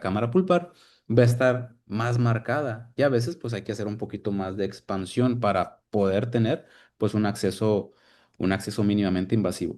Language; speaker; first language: Spanish; native; Spanish